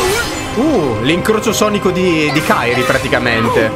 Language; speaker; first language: Italian; native; Italian